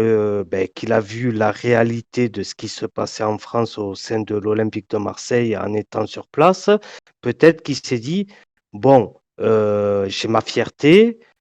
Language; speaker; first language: French; native; French